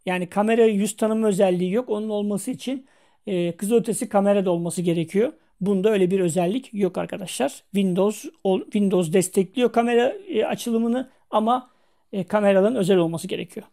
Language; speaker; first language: Turkish; native; Turkish